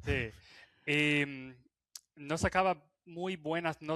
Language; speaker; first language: Spanish; non-native, fluent; English